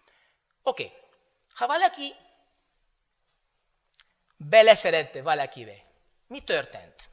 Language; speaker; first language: Hungarian; non-native, learner; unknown